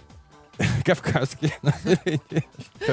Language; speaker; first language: Russian; non-native, learner; French